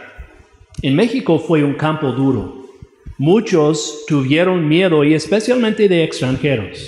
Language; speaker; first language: Spanish; non-native, fluent; English